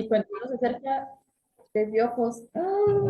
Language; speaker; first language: Spanish; native; Spanish